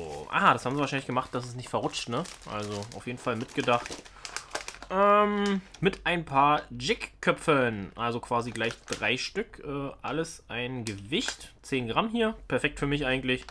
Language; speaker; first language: German; native; German